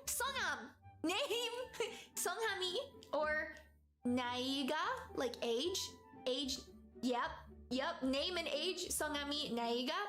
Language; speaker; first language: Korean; non-native, learner; English